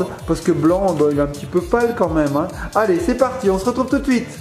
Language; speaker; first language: French; native; French